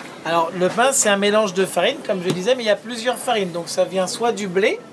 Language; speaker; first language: French; native; French